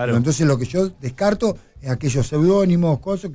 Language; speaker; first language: Spanish; native; Spanish